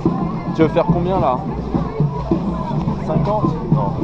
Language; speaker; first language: French; native; French